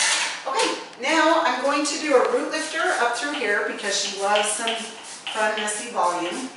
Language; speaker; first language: English; native; English